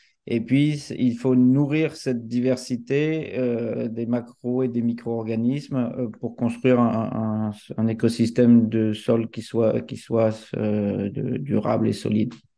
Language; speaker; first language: French; native; French